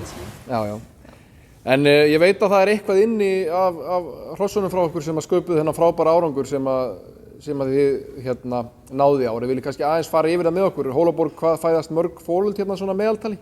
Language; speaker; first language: Icelandic; native; Icelandic